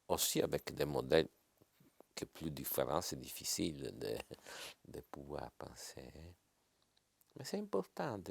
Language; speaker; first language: French; non-native, fluent; Italian